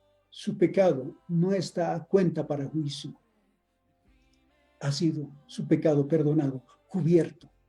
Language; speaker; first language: Spanish; native; Spanish